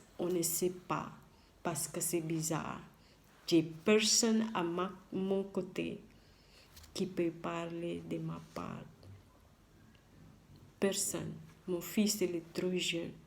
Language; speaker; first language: French; non-native, learner; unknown